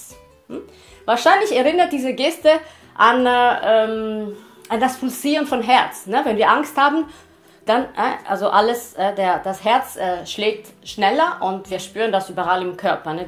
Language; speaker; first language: German; non-native, fluent; Italian